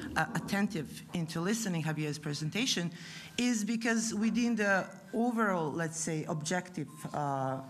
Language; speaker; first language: English; non-native, fluent; Italian